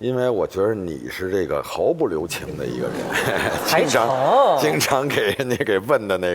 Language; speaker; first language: Chinese; native; Chinese